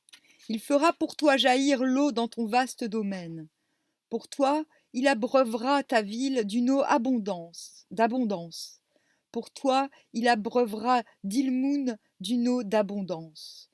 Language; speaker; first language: French; native; French